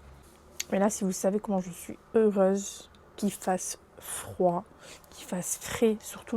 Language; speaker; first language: French; native; French